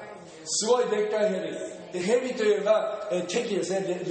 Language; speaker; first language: Japanese; non-native, fluent; English